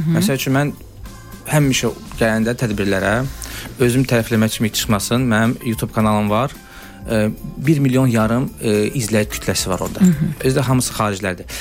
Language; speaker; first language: Azerbaijani; early bilingual, heritage; Azerbaijani